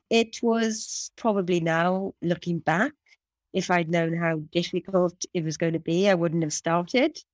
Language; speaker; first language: English; native; English